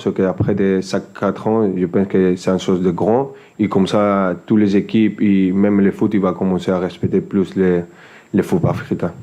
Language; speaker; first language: French; non-native, fluent; Spanish